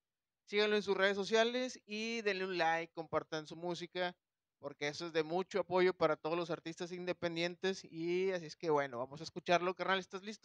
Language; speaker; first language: Spanish; native; Spanish